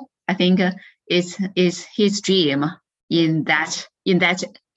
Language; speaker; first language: English; non-native, fluent; Chinese